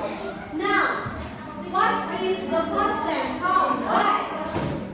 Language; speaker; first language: English; non-native, learner; Indonesian